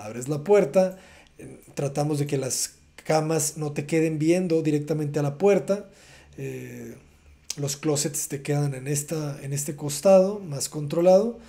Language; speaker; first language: Spanish; native; Spanish